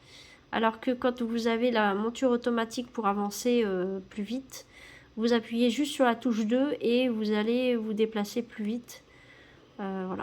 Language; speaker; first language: French; native; French